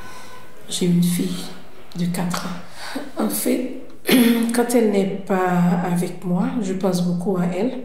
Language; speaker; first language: French; non-native, local second language; Haitian Creole